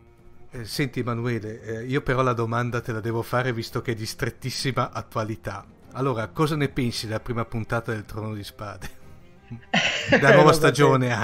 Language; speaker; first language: Italian; native; Italian